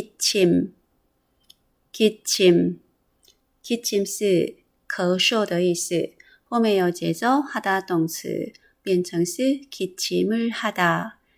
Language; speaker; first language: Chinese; non-native, fluent; Korean